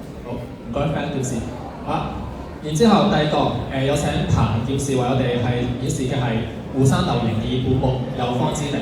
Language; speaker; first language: Cantonese; native; Cantonese